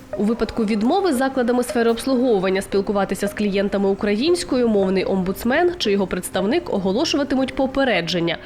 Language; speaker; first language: Ukrainian; native; Ukrainian